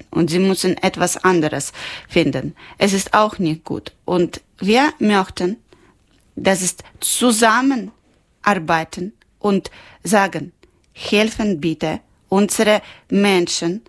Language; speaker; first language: German; non-native, learner; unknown